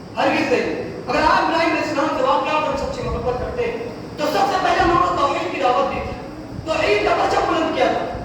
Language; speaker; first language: Urdu; native; Urdu